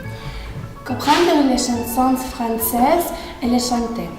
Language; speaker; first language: French; non-native, learner; Ukrainian